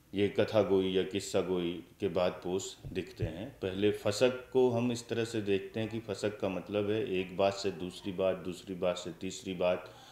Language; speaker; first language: Hindi; native; Hindi